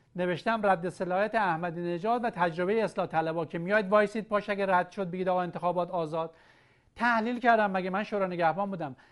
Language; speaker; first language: Persian; native; Persian